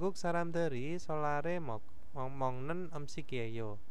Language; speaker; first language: Korean; non-native, fluent; Indonesian